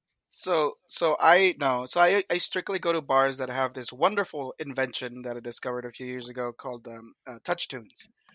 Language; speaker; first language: English; native; English